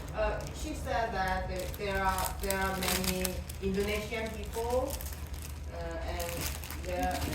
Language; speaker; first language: English; non-native, fluent; Korean